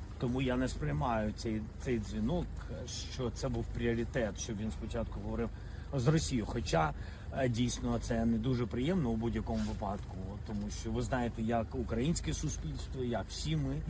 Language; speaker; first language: Ukrainian; non-native, local second language; Russian